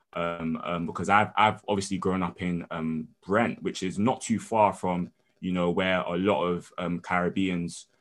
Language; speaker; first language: English; native; English